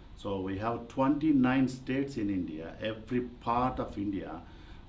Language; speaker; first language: English; non-native, local second language; Telugu